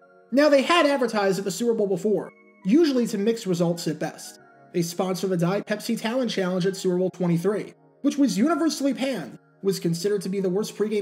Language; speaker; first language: English; native; English